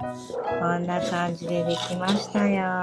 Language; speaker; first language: Japanese; native; Japanese